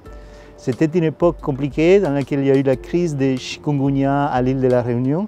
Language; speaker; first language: French; non-native, fluent; Spanish